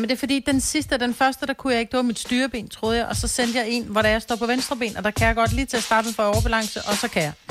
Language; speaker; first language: Danish; native; Danish